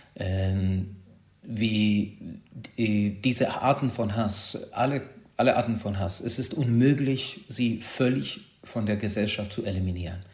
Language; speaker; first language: German; non-native, fluent; Hungarian